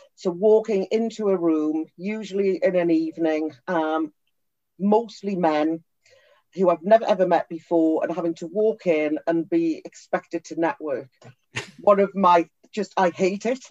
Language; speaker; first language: English; native; English